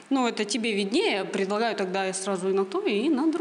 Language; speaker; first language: Russian; native; Russian